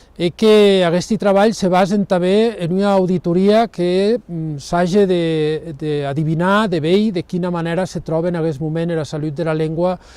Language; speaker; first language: Catalan; non-native, local second language; Occitan